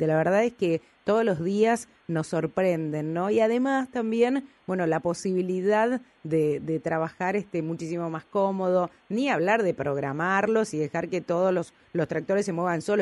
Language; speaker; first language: Spanish; native; Spanish